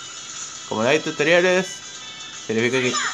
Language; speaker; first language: Spanish; native; Spanish